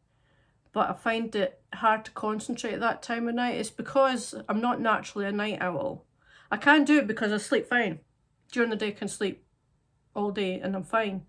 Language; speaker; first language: English; native; English